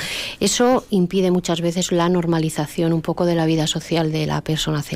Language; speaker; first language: Spanish; native; Spanish